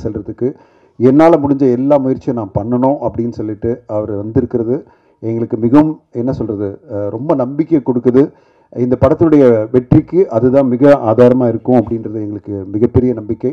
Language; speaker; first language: Tamil; native; Tamil